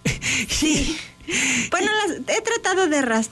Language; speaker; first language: Spanish; native; Spanish